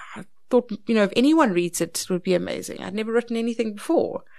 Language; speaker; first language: English; native; English